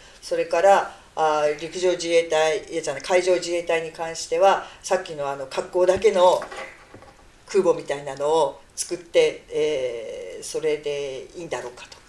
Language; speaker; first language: Japanese; native; Japanese